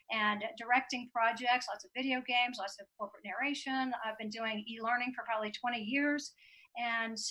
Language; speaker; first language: English; native; English